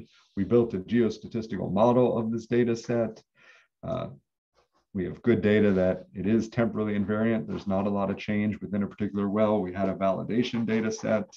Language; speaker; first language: English; native; English